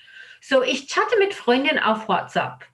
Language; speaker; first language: German; non-native, fluent; English